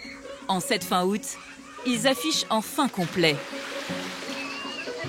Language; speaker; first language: French; native; French